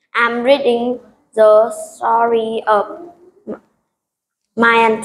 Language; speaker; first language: English; non-native, learner; Vietnamese